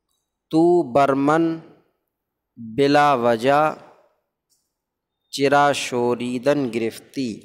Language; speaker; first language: Persian; non-native, fluent; Urdu